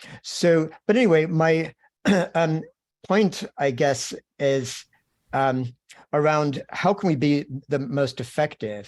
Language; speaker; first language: English; native; English